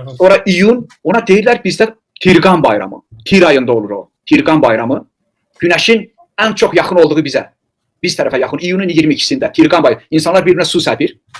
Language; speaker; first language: Azerbaijani; non-native, local second language; Talysh